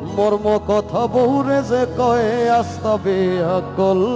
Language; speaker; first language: Bangla; non-native, local second language; Sylheti